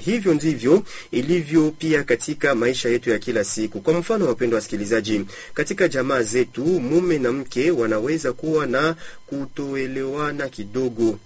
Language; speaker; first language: Swahili; native; Swahili